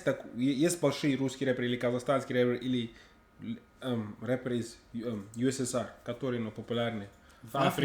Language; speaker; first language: Russian; non-native, learner; English